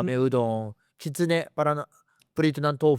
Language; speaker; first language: Filipino; non-native, learner; Japanese